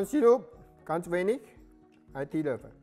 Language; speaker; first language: German; non-native, learner; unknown